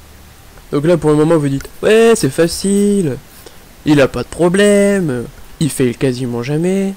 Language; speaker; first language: French; native; French